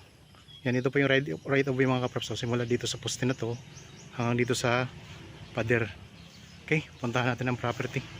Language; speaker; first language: Filipino; native; Filipino